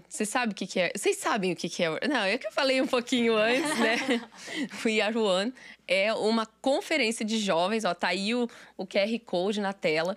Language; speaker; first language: Portuguese; native; Portuguese